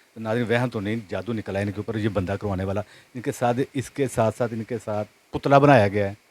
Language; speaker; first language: Hindi; non-native, local second language; Punjabi